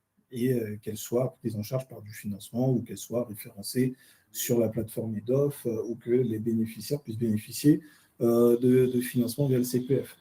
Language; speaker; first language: French; native; French